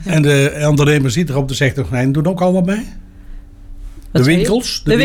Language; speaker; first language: Dutch; native; Dutch